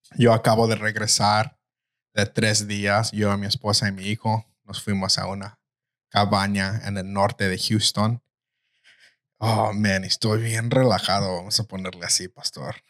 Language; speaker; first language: Spanish; early bilingual, heritage; Spanish